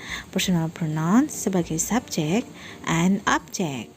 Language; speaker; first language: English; non-native, fluent; Indonesian